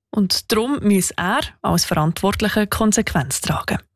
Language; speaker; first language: German; native; German